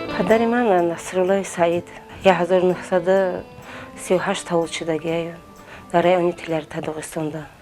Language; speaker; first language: Tajik; non-native, fluent; Avaric